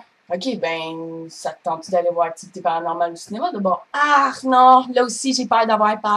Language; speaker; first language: French; native; French